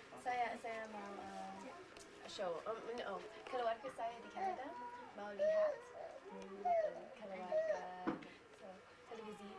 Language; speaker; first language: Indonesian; non-native, learner; English